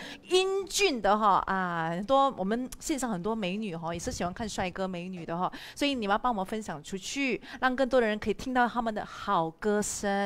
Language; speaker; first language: Chinese; native; Chinese